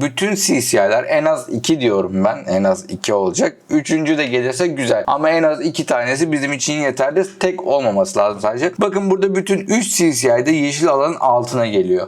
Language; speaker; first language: Turkish; native; Turkish